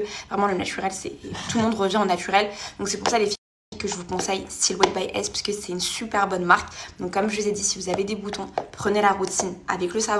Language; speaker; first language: French; native; French